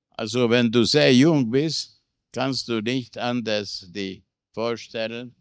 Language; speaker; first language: German; non-native, fluent; Hungarian